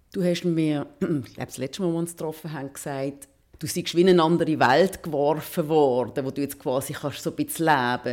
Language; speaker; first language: German; native; German